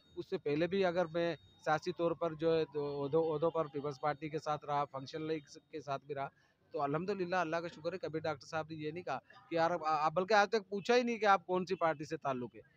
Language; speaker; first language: Urdu; non-native, local second language; Sindhi